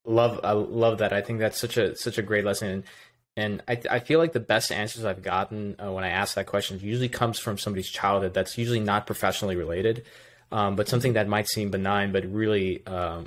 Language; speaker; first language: English; native; English